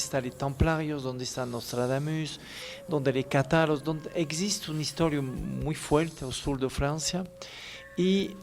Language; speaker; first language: Spanish; non-native, learner; French